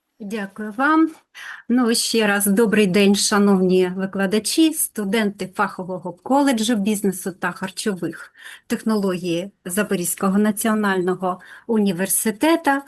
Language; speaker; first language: Ukrainian; non-native, local second language; Russian